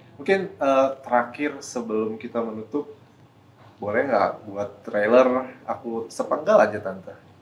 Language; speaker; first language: Indonesian; native; Indonesian